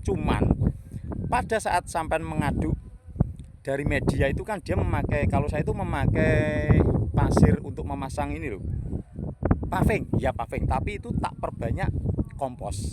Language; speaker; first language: Indonesian; non-native, local second language; Javanese